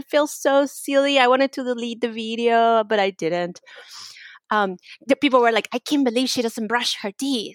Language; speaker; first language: English; non-native, fluent; Spanish